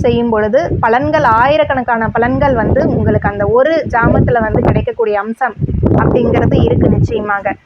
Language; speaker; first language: Tamil; native; Tamil